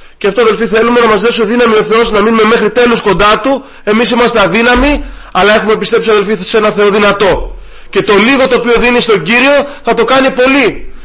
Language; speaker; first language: Greek; native; Greek